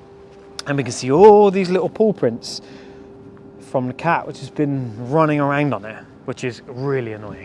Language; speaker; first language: English; native; English